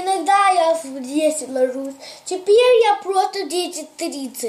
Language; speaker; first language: Russian; early bilingual, heritage; English